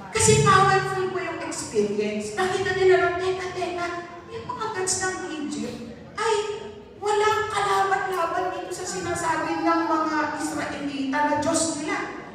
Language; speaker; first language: Filipino; non-native, local second language; Iloko